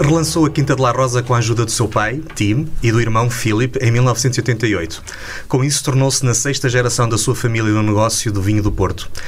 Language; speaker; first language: Portuguese; native; Portuguese